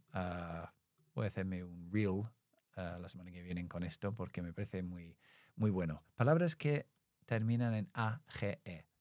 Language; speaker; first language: Spanish; non-native, fluent; English